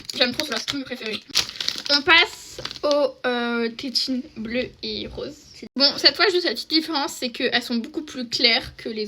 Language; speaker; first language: French; native; French